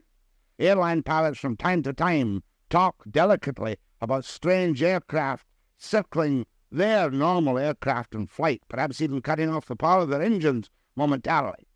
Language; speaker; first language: English; native; English